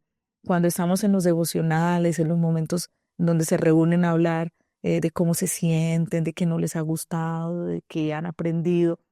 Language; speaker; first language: Spanish; native; Spanish